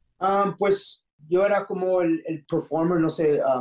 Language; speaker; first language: Spanish; early bilingual, heritage; English